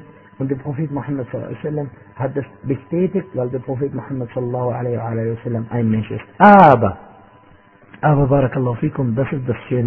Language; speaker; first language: German; non-native, fluent; Arabic